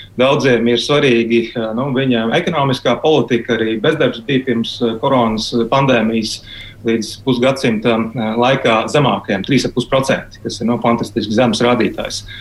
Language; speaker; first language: Latvian; native; Latvian